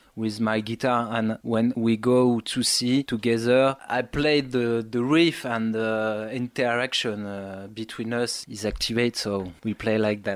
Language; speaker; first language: English; non-native, learner; French